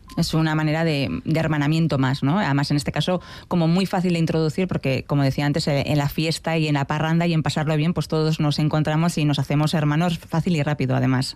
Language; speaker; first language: Spanish; native; Spanish